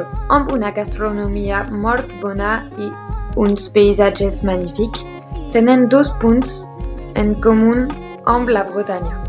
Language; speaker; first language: Catalan; non-native, learner; French